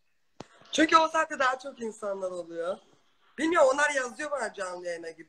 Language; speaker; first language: Turkish; early bilingual, heritage; Turkish